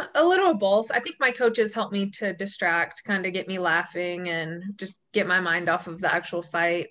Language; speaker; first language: English; native; English